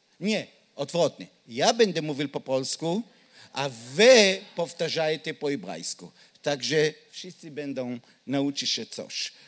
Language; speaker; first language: Polish; non-native, learner; Hebrew